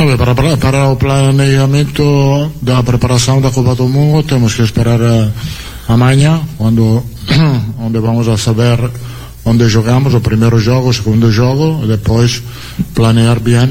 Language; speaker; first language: Portuguese; non-native, learner; Italian